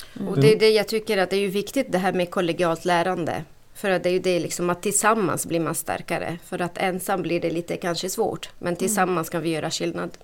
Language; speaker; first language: Swedish; non-native, fluent; Arabic